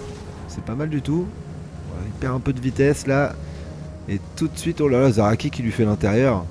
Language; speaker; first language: French; native; French